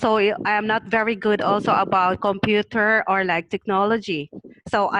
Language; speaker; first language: English; non-native, learner; Thai